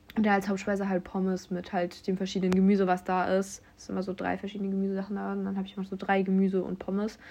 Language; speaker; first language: German; native; German